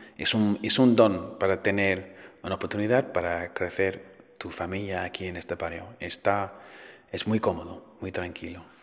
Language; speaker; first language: Spanish; non-native, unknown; English